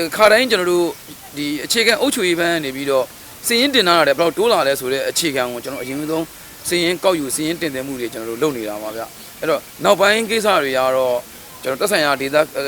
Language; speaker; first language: Burmese; native; Burmese